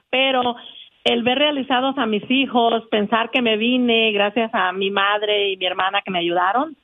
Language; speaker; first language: Spanish; native; Spanish